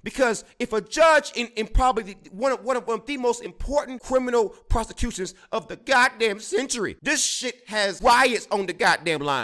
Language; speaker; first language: English; native; English